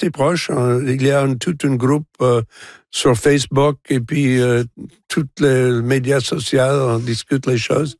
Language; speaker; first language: French; non-native, local second language; English